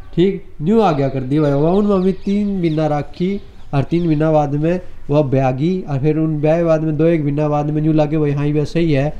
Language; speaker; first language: Hindi; native; Hindi